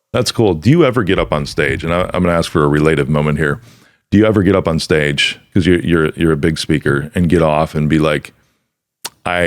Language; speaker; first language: English; native; English